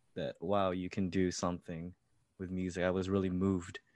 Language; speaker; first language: English; native; English